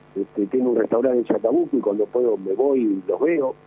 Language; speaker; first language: Spanish; native; Spanish